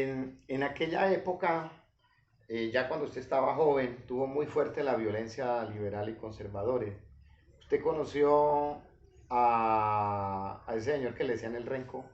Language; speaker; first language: Spanish; native; Spanish